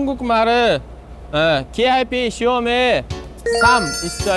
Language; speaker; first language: Korean; non-native, learner; Uzbek